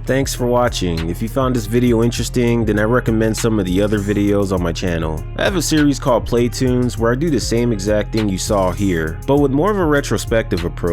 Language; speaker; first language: English; native; English